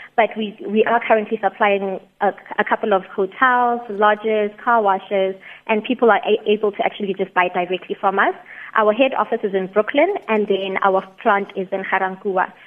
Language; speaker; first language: English; non-native, local second language; Tswana